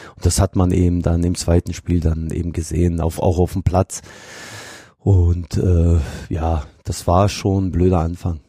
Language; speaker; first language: German; non-native, fluent; Bosnian